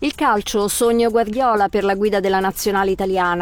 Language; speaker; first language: Italian; native; Italian